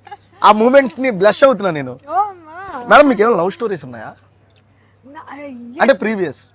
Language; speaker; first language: Telugu; native; Telugu